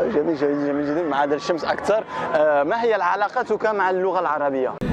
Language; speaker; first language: Arabic; early bilingual, heritage; Arabic